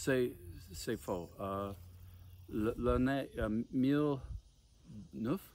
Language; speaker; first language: French; non-native, learner; English